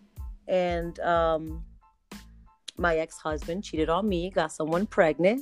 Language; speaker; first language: English; non-native, fluent; Kabuverdianu